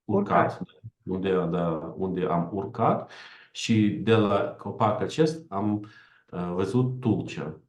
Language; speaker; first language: Romanian; non-native, learner; Ukrainian